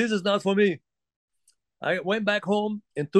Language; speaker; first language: English; non-native, fluent; Portuguese